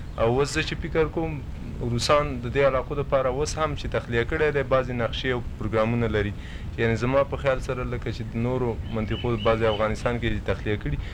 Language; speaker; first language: Pashto; native; Pashto